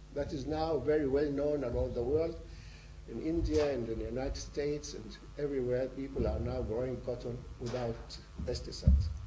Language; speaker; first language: English; non-native, fluent; Arabic